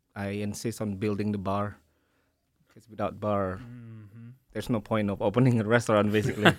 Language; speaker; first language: English; early bilingual, other home language; Indonesian